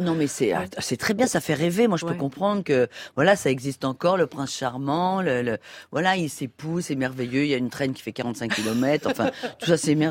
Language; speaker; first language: French; native; French